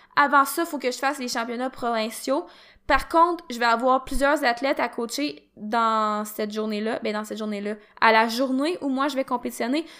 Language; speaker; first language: French; native; French